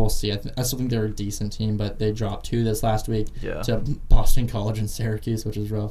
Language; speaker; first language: English; native; English